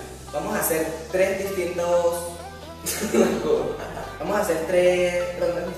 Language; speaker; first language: Spanish; native; Spanish